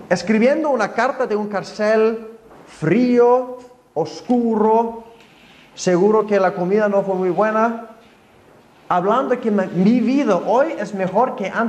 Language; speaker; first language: Spanish; non-native, fluent; Icelandic